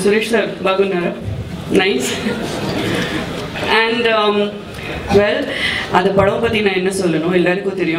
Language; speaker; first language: Tamil; non-native, fluent; Telugu